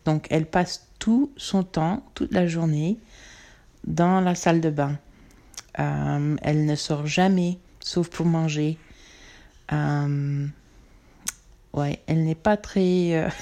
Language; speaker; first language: French; non-native, learner; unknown